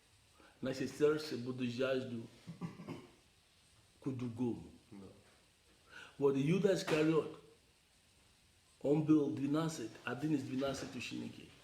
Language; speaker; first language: Russian; non-native, learner; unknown